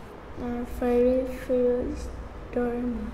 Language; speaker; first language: English; non-native, learner; Vietnamese